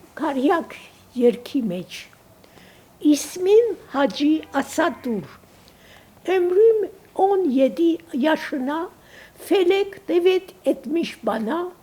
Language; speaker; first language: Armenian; native; Armenian